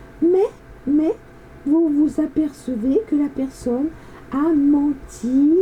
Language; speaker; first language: French; native; French